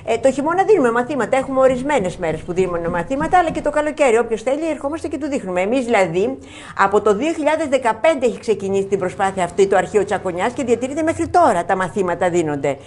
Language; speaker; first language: Greek; native; Greek